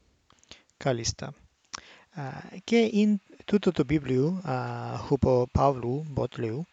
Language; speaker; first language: Greek; non-native, learner; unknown